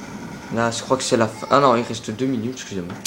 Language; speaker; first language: French; native; French